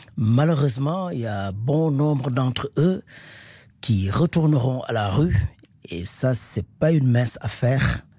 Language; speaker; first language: French; non-native, local second language; Wolof